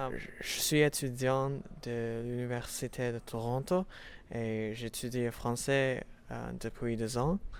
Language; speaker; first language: French; non-native, learner; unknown